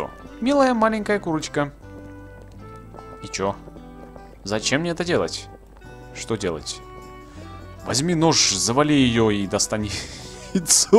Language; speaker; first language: Russian; native; Russian